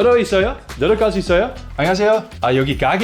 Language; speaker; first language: Korean; non-native, learner; Dutch